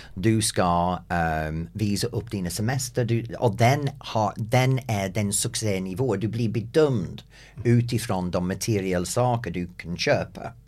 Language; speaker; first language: Swedish; non-native, fluent; English